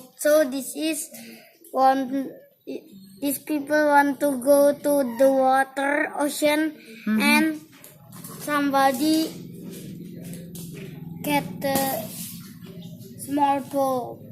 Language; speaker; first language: English; non-native, learner; Indonesian